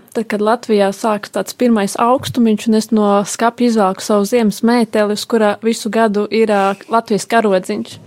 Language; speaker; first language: Latvian; native; Latvian